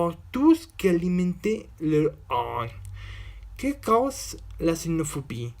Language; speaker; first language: French; non-native, learner; Spanish